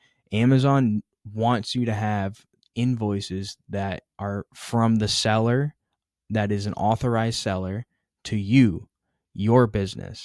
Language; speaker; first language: English; native; English